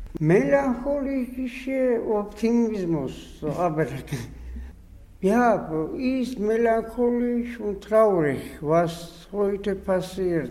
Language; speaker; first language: German; non-native, learner; Georgian